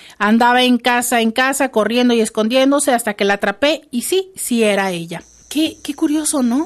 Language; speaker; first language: Spanish; native; Spanish